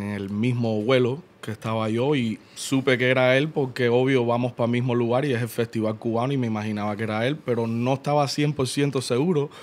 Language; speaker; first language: Spanish; early bilingual, heritage; Spanish